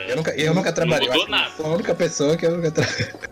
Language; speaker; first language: Portuguese; native; Portuguese